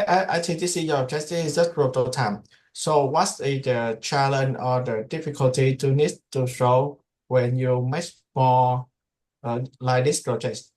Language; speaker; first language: English; non-native, learner; Indonesian